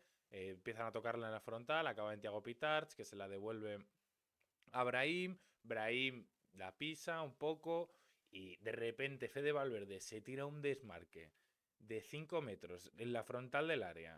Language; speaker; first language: Spanish; native; Spanish